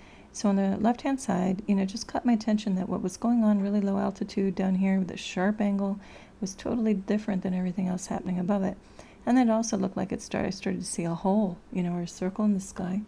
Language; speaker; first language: English; native; English